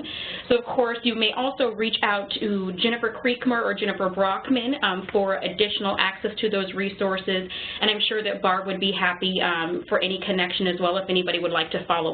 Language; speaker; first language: English; native; English